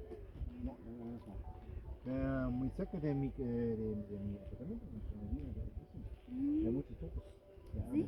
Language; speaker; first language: Spanish; non-native, learner; German